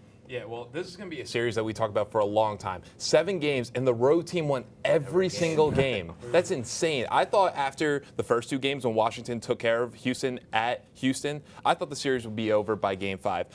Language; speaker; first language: English; native; English